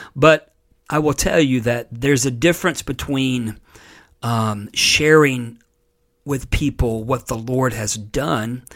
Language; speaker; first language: English; native; English